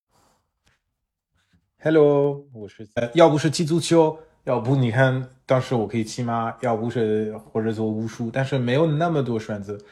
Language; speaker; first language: Chinese; non-native, fluent; French